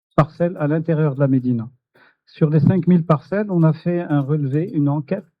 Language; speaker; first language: French; non-native, local second language; Arabic